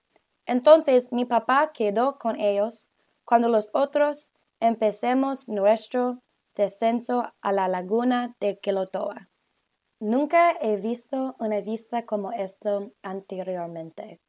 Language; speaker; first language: Spanish; non-native, learner; English